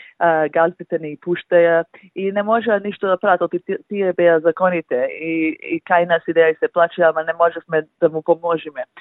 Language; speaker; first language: Macedonian; early bilingual, heritage; Macedonian